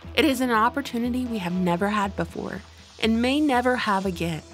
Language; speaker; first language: English; native; English